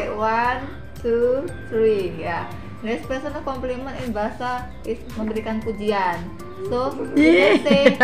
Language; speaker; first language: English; non-native, fluent; Indonesian